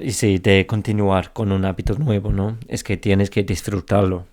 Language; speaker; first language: Spanish; non-native, fluent; English